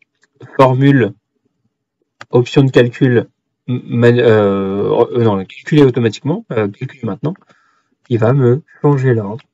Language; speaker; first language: French; native; French